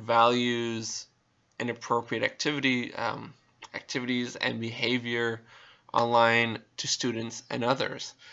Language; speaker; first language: English; native; English